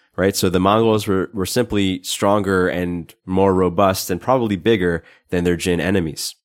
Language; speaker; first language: English; native; English